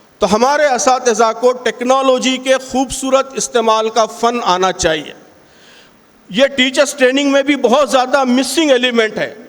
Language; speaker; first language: Urdu; native; Urdu